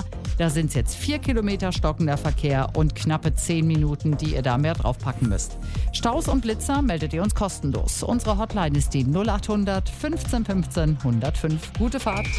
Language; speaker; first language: German; native; German